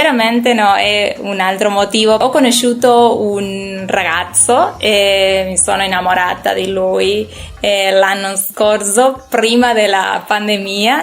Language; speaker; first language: Italian; non-native, learner; Spanish